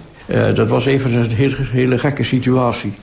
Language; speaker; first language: Dutch; native; Dutch